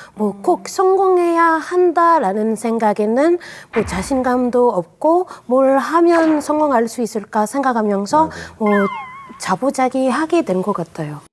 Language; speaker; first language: Korean; non-native, fluent; French